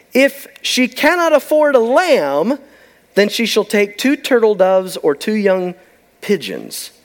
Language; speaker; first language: English; native; English